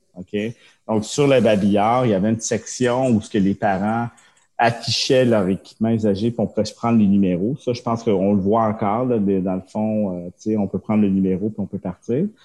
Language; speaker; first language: French; early bilingual, other home language; Japanese